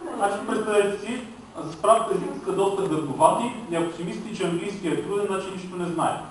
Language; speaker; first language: Bulgarian; non-native, local second language; Romanian